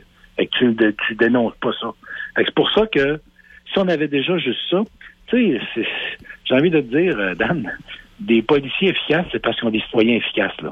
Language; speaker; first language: French; native; French